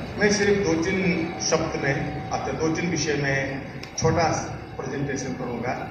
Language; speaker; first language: Hindi; non-native, fluent; Nepali